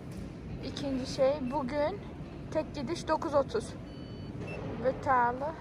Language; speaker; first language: Turkish; early bilingual, heritage; Turkish